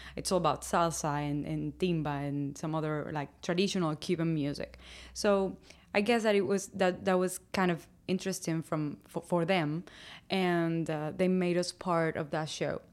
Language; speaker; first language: English; non-native, fluent; Spanish